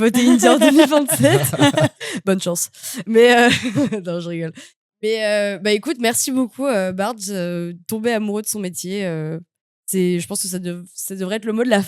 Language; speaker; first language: French; native; French